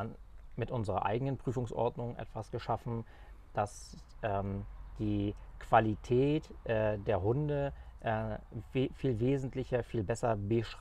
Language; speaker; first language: German; native; German